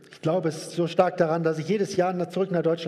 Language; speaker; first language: German; native; German